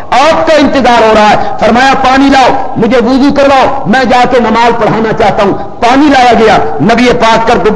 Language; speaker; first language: Urdu; non-native, local second language; Punjabi